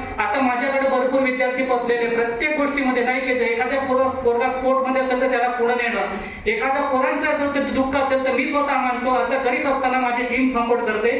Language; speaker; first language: Marathi; non-native, local second language; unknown